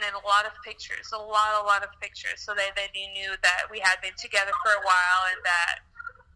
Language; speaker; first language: English; non-native, fluent; French